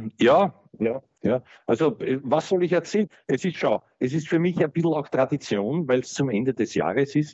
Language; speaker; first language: German; native; German